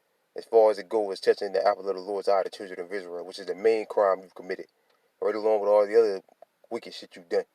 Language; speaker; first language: English; native; English